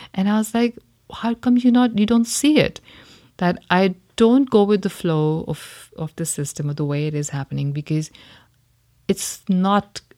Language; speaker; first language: English; non-native, local second language; Hindi